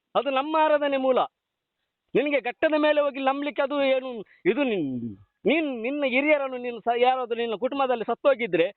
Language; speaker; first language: Kannada; non-native, local second language; Tulu